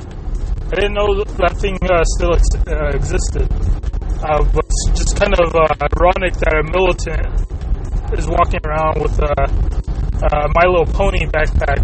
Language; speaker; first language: English; early bilingual, other home language; Spanish